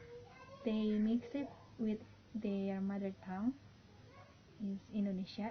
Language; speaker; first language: English; non-native, learner; Indonesian